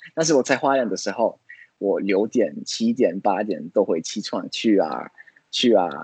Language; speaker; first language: Chinese; non-native, fluent; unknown